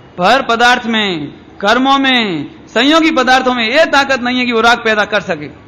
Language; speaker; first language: Hindi; native; Hindi